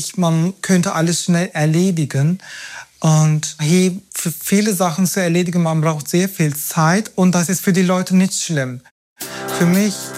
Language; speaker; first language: German; non-native, learner; Turkish